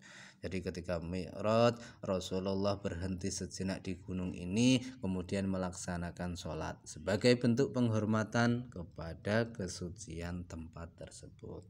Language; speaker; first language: Indonesian; native; Indonesian